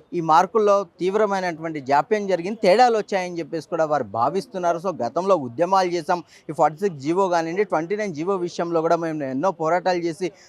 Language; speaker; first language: Telugu; native; Telugu